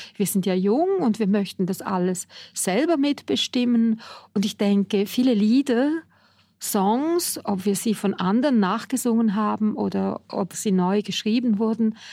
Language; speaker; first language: German; native; German